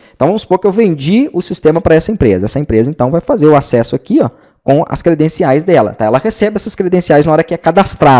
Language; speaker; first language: Portuguese; native; Portuguese